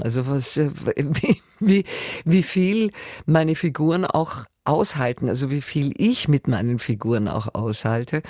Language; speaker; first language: German; native; German